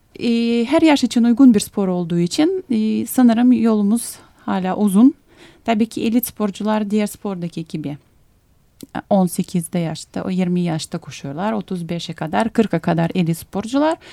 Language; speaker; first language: Turkish; non-native, fluent; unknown